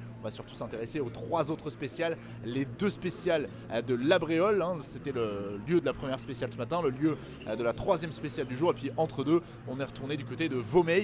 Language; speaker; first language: French; native; French